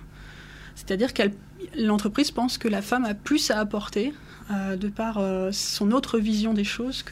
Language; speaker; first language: French; native; French